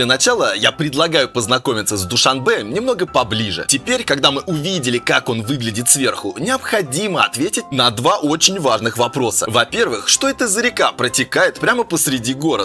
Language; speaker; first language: Russian; native; Russian